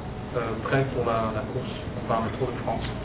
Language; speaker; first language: French; native; French